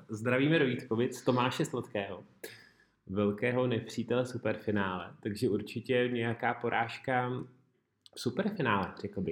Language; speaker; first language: Czech; native; Czech